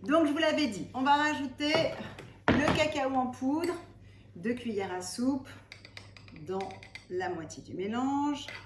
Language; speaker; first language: French; native; French